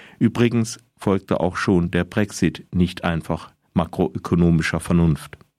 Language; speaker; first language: German; native; German